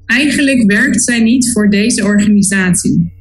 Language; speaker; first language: Dutch; non-native, learner; Spanish